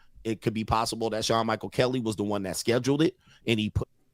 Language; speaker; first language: English; native; English